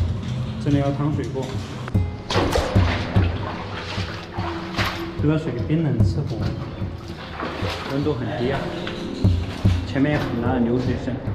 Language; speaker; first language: Chinese; native; Chinese